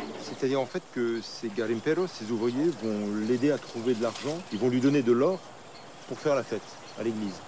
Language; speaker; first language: French; native; French